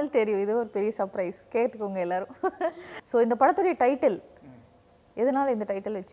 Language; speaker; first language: Tamil; native; Tamil